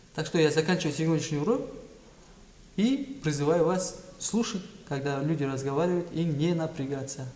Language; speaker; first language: Russian; non-native, local second language; Kazakh